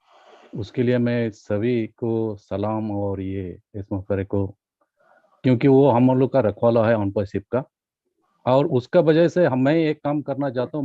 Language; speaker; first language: Hindi; non-native, local second language; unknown